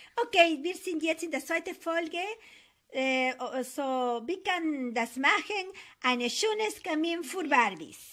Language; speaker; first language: German; non-native, fluent; Spanish